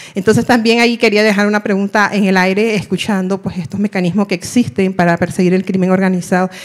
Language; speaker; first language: Spanish; non-native, local second language; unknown